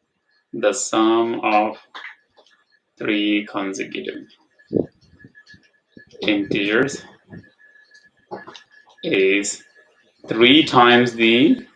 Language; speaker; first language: English; non-native, fluent; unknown